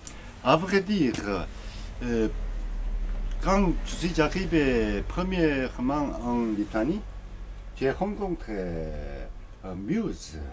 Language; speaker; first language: French; non-native, learner; Korean